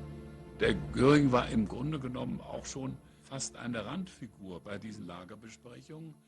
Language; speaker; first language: German; native; German